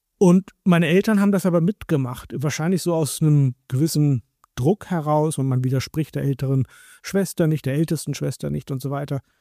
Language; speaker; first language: German; native; German